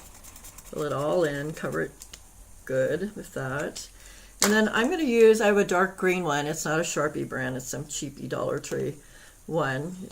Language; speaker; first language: English; native; English